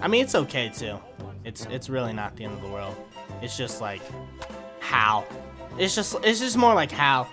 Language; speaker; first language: English; native; English